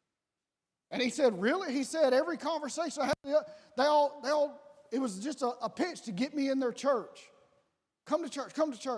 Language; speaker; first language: English; native; English